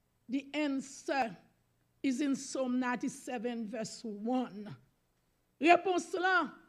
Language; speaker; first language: English; non-native, learner; Haitian Creole